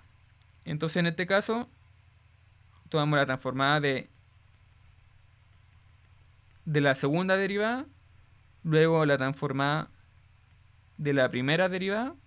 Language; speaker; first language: Spanish; native; Spanish